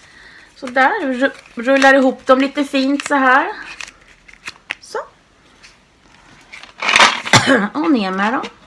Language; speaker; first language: Swedish; native; Swedish